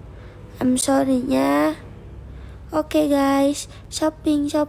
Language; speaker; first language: English; non-native, learner; Indonesian